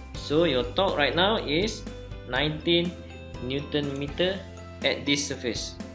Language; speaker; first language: English; non-native, local second language; Malay